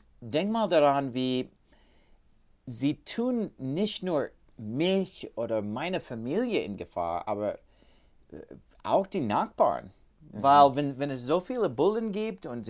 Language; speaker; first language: German; non-native, learner; English